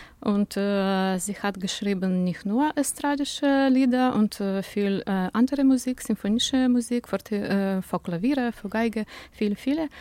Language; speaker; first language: German; non-native, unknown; Ukrainian